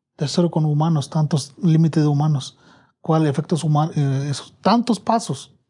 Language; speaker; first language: Spanish; non-native, learner; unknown